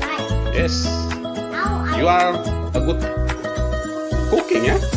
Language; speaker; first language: English; non-native, learner; Indonesian